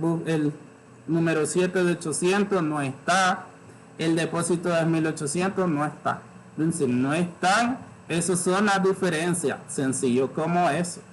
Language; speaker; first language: Spanish; native; Spanish